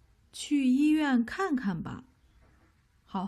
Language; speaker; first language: Chinese; native; Chinese